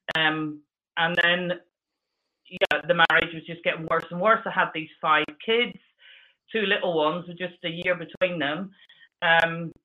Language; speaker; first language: English; native; English